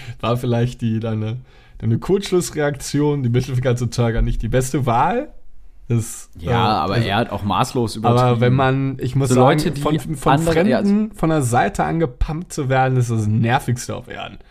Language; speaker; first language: German; native; German